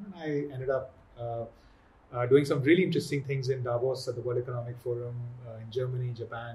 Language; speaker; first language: English; non-native, local second language; Hindi